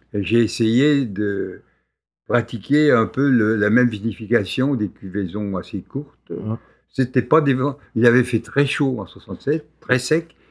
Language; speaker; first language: French; native; French